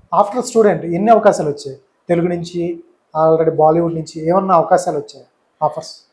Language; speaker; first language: Telugu; native; Telugu